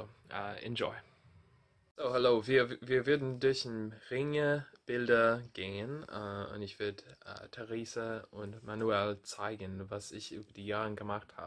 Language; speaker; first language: German; non-native, learner; English